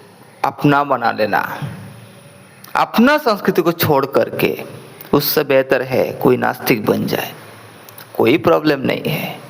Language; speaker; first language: Hindi; non-native, local second language; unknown